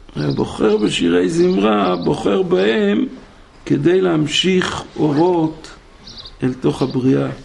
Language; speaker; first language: Hebrew; native; Hebrew